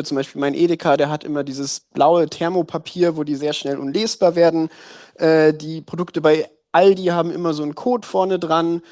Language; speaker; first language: German; native; German